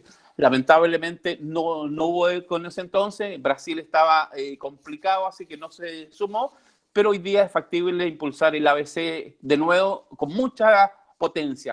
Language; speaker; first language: Spanish; native; Spanish